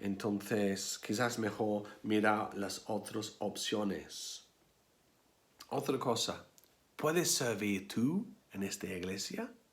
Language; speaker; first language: Spanish; non-native, fluent; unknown